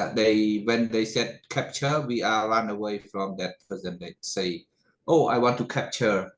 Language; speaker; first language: English; non-native, learner; Khmer